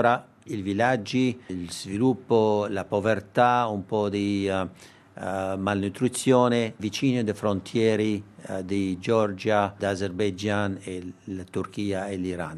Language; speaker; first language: Italian; non-native, learner; Armenian